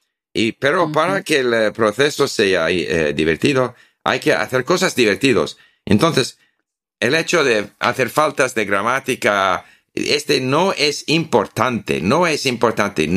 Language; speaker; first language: Spanish; non-native, fluent; English